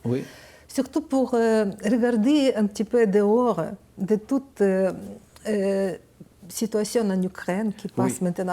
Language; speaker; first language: French; non-native, learner; Ukrainian